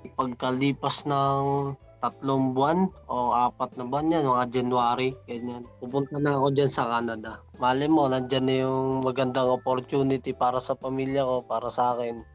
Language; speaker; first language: Filipino; native; Filipino